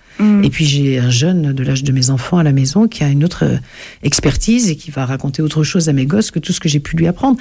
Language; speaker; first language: French; native; French